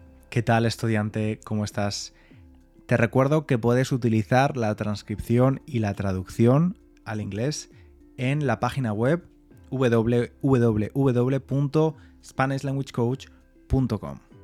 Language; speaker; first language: Spanish; native; Spanish